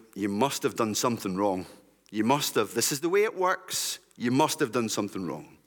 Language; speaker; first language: English; native; English